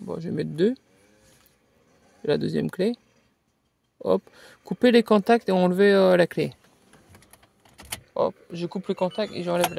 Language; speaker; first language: French; native; French